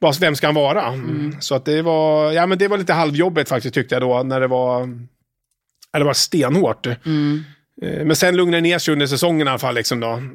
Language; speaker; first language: Swedish; native; Swedish